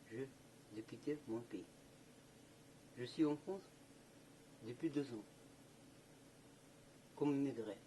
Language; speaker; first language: French; non-native, learner; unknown